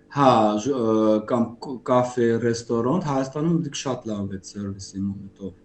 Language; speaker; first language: Armenian; early bilingual, heritage; Armenian